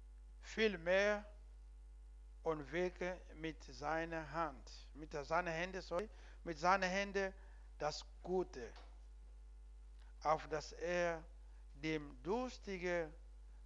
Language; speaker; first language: German; non-native, learner; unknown